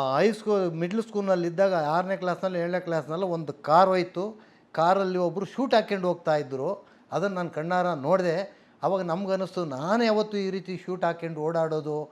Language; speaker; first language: Kannada; native; Kannada